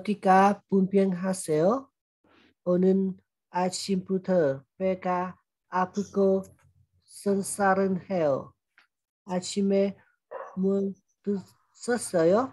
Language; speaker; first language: Korean; non-native, learner; Vietnamese